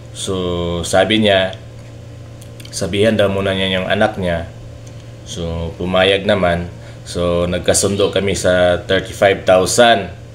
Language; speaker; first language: Filipino; non-native, local second language; Cebuano